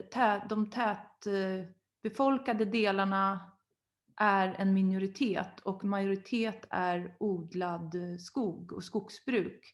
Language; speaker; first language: Swedish; native; Swedish